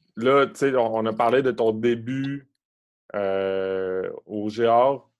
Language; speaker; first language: French; native; French